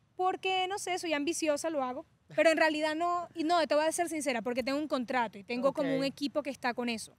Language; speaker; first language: Spanish; native; Spanish